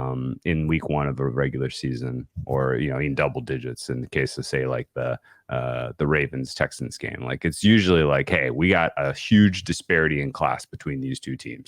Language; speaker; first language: English; native; English